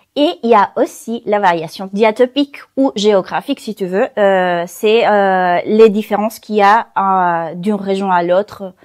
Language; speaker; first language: French; non-native, fluent; Spanish